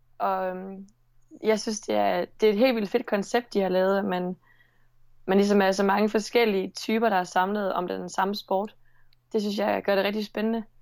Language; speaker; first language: Danish; native; Danish